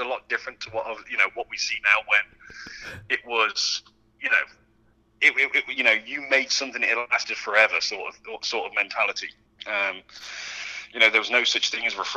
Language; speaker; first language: English; native; English